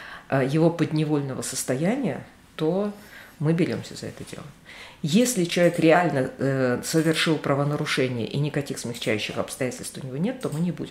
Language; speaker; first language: Russian; native; Russian